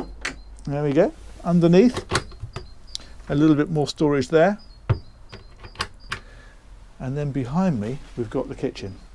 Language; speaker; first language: English; native; English